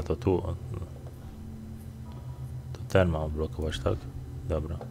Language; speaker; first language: Polish; native; Polish